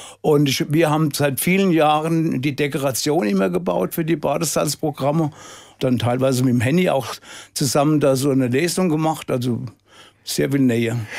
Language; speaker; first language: German; native; German